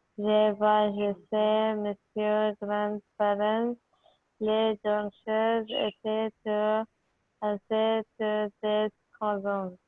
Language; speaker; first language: French; non-native, learner; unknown